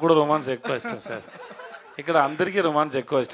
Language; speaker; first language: Telugu; non-native, learner; Tamil